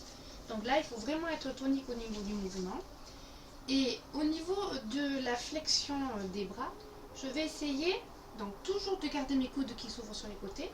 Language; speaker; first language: French; native; French